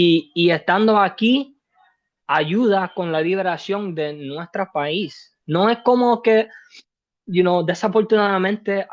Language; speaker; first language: Spanish; early bilingual, heritage; Spanish